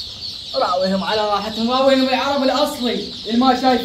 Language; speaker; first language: Arabic; native; Arabic